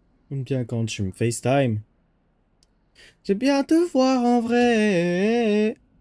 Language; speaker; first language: French; native; French